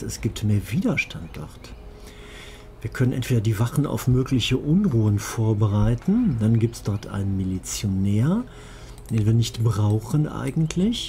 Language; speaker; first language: German; native; German